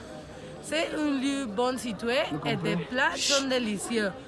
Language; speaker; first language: French; non-native, learner; Spanish